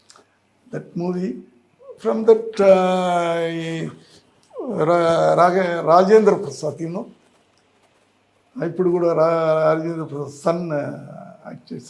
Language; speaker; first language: Telugu; non-native, learner; Tamil